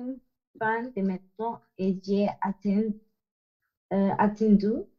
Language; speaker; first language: French; non-native, learner; Spanish